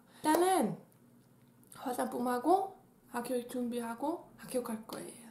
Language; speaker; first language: Korean; non-native, learner; Dutch